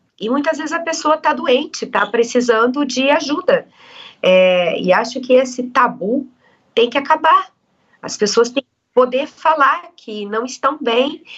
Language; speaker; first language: Portuguese; native; Portuguese